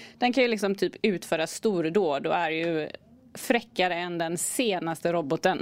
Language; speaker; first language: Swedish; native; Swedish